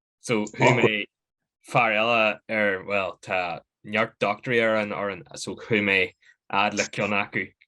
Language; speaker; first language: Irish; native; Irish